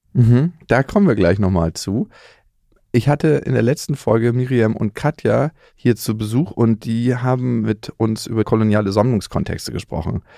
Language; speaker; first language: German; native; German